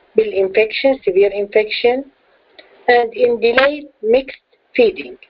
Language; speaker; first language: English; non-native, fluent; Arabic